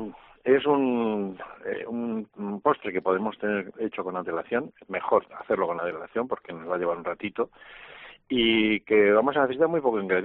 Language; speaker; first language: Spanish; native; Spanish